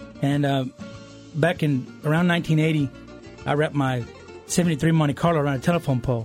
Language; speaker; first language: English; early bilingual, other home language; Spanish